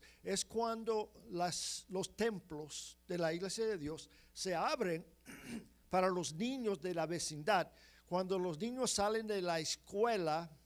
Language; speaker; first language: Spanish; non-native, fluent; English